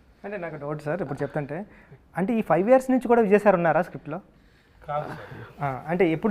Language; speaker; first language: Telugu; native; Telugu